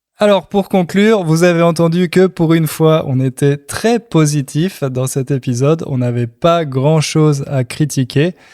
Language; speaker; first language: French; native; French